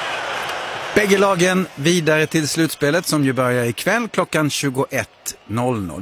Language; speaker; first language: Swedish; native; Swedish